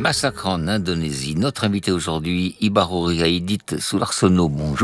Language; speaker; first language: French; native; French